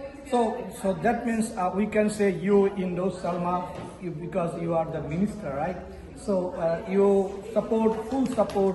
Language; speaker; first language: English; non-native, local second language; Bangla